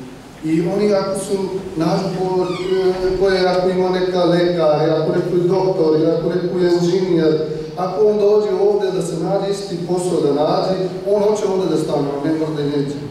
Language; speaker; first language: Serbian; non-native, learner; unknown